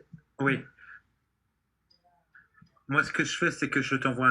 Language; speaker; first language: French; native; French